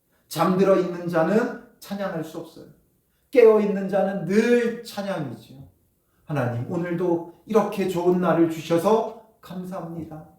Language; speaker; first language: Korean; native; Korean